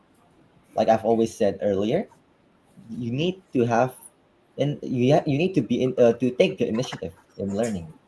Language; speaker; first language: English; non-native, fluent; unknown